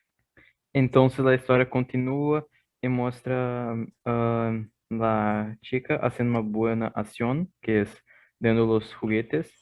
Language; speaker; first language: Spanish; non-native, learner; Portuguese